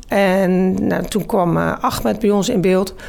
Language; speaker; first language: Dutch; native; Dutch